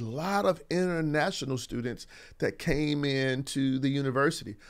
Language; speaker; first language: English; native; English